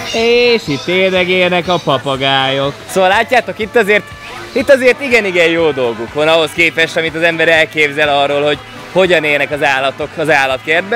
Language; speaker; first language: Hungarian; native; Hungarian